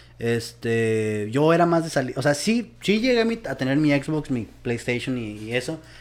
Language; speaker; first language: Spanish; native; Spanish